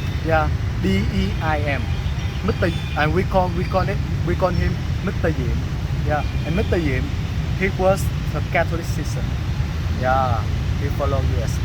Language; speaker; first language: English; non-native, learner; Vietnamese